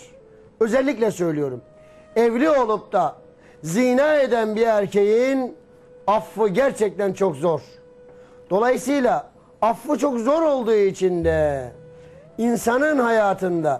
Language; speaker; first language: Turkish; native; Turkish